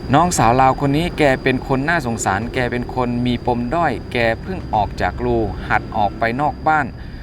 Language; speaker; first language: Thai; native; Thai